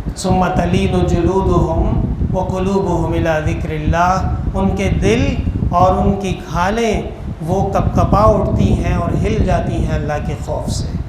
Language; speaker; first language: Urdu; non-native, local second language; Pashto